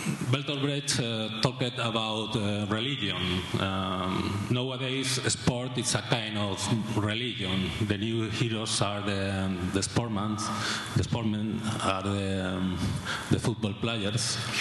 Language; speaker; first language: English; non-native, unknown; Spanish